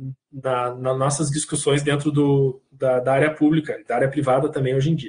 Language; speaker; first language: Portuguese; native; Portuguese